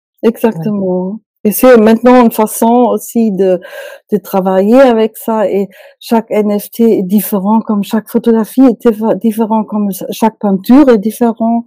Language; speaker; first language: French; non-native, fluent; German